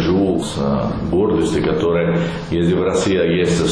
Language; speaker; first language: Russian; non-native, learner; Italian